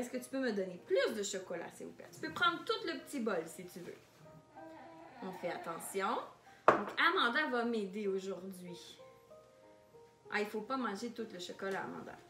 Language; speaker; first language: French; native; French